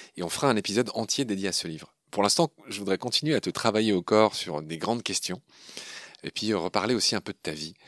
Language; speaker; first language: French; native; French